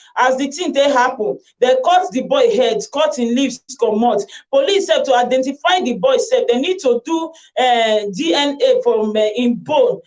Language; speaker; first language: Nigerian Pidgin; native; Nigerian Pidgin